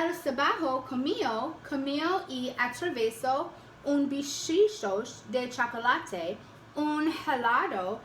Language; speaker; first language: Spanish; non-native, learner; English